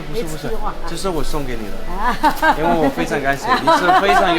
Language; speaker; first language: Chinese; non-native, learner; Dutch